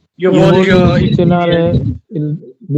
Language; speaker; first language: Italian; non-native, learner; Bangla